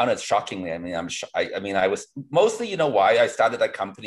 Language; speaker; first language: English; non-native, local second language; Cantonese